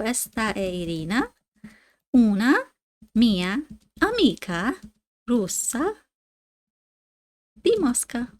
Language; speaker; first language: Italian; non-native, fluent; English